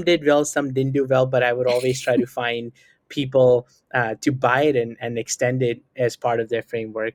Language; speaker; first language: English; non-native, local second language; Hindi